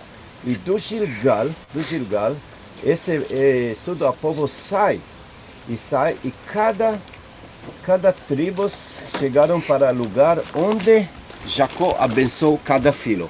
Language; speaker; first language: Portuguese; non-native, learner; Hebrew